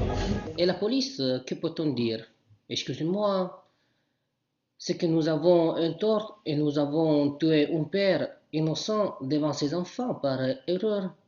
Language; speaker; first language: French; non-native, learner; Italian